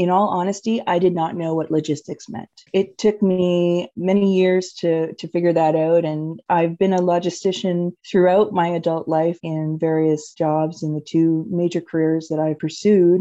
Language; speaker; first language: English; native; English